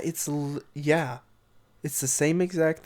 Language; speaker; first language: English; native; English